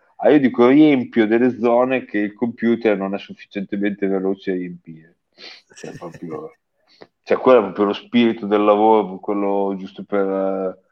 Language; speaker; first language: Italian; native; Italian